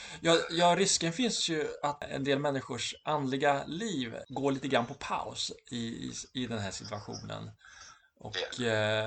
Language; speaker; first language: Swedish; native; Swedish